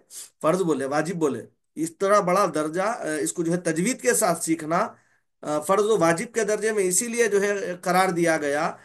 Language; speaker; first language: Urdu; native; Urdu